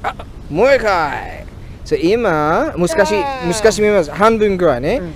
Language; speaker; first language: Japanese; non-native, learner; English